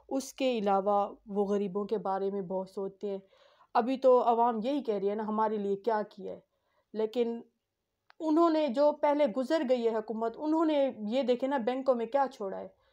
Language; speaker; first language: Urdu; non-native, local second language; Saraiki